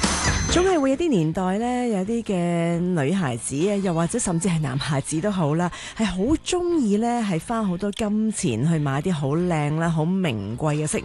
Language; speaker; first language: Cantonese; native; Cantonese